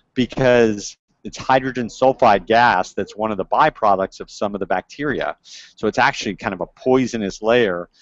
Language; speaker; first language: English; native; English